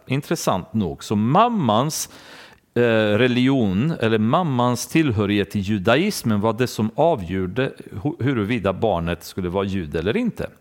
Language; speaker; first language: Swedish; non-native, fluent; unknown